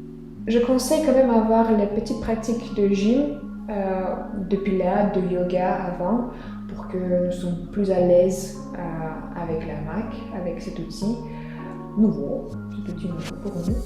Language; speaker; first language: French; non-native, fluent; Russian